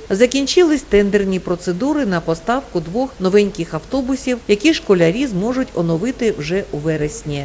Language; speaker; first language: Ukrainian; native; Ukrainian